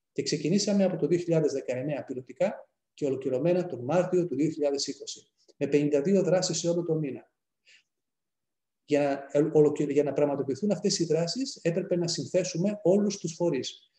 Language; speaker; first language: Greek; native; Greek